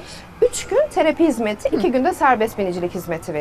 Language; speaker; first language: Turkish; native; Turkish